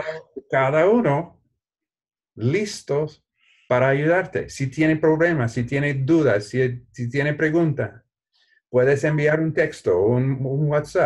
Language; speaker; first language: Spanish; non-native, learner; English